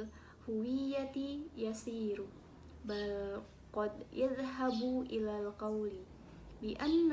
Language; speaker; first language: Arabic; non-native, learner; Indonesian